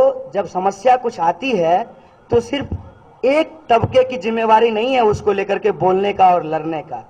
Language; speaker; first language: Hindi; native; Hindi